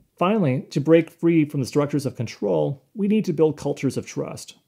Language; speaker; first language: English; native; English